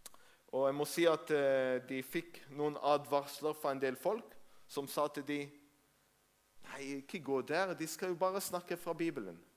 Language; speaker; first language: Norwegian; non-native, fluent; Hebrew